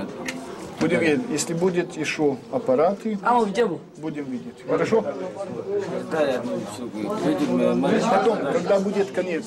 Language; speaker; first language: Russian; non-native, learner; French